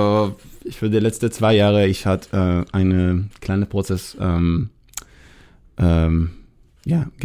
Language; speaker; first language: German; non-native, learner; Hebrew